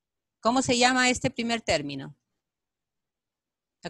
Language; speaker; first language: Spanish; native; Spanish